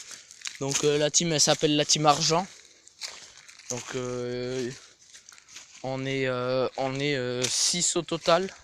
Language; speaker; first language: French; native; French